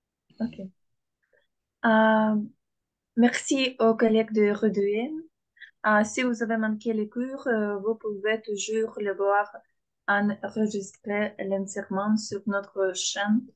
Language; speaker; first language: French; non-native, learner; Russian